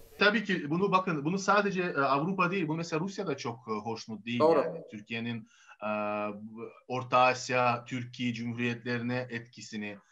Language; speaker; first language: Turkish; non-native, fluent; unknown